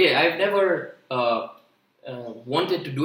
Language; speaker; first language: English; non-native, local second language; Gujarati